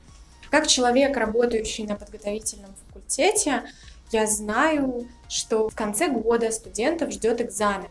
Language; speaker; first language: Russian; native; Russian